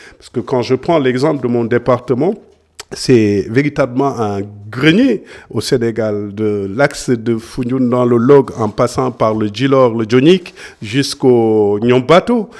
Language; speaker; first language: French; non-native, local second language; Serer